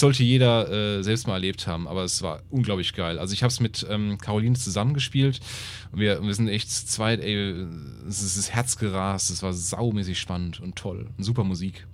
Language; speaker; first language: German; native; German